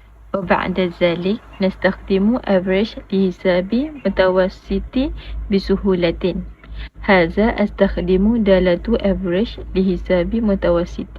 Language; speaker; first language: Arabic; non-native, learner; Malay